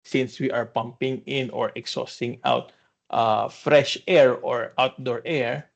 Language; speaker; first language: English; non-native, local second language; Filipino